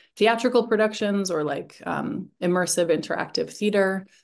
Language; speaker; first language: English; native; English